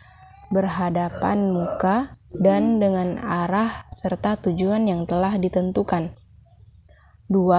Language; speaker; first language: Indonesian; native; Indonesian